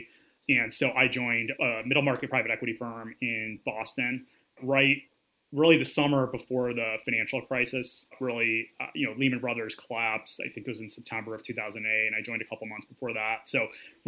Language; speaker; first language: English; native; English